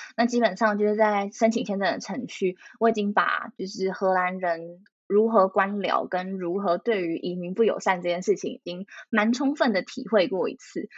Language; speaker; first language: Chinese; native; Chinese